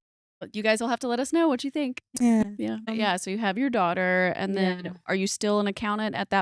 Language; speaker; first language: English; native; English